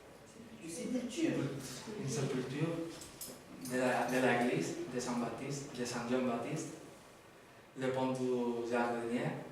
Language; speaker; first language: French; non-native, learner; Spanish